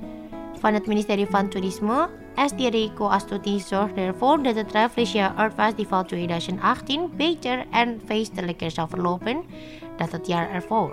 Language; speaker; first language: Dutch; non-native, fluent; Indonesian